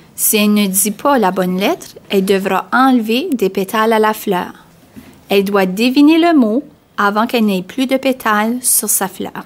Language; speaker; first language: French; native; French